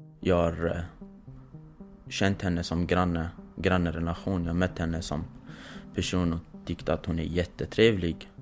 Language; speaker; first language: Swedish; non-native, fluent; Kurdish